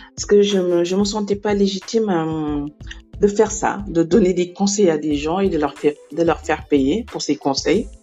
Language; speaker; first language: French; non-native, local second language; Wolof